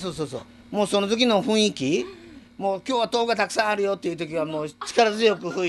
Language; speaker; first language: Japanese; native; Japanese